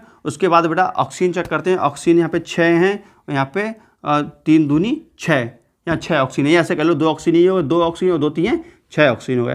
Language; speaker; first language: Hindi; native; Hindi